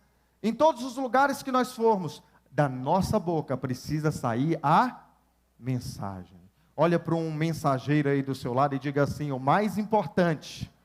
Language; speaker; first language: Portuguese; native; Portuguese